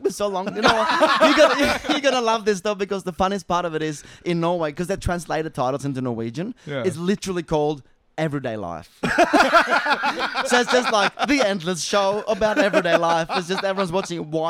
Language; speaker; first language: English; non-native, fluent; Norwegian